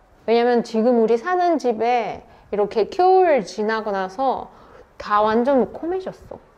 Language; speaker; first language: Korean; non-native, fluent; Russian